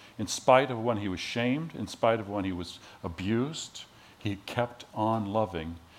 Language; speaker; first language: English; native; English